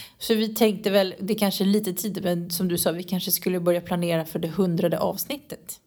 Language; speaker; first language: Swedish; native; Swedish